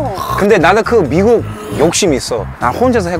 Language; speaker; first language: Korean; non-native, learner; English